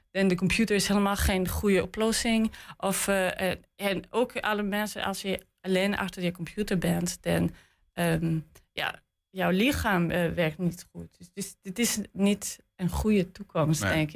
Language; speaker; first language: Dutch; non-native, learner; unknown